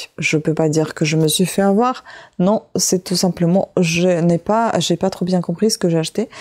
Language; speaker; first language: French; native; French